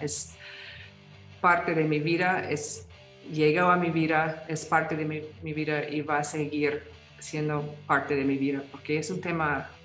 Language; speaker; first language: Spanish; non-native, fluent; English